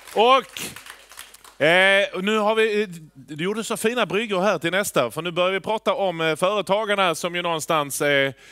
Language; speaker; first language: Swedish; native; Swedish